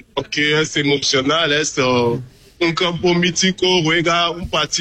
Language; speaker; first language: Spanish; non-native, learner; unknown